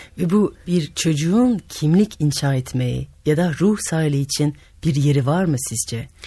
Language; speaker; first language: Turkish; non-native, fluent; French